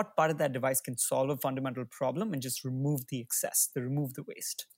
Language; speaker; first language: English; non-native, local second language; Hindi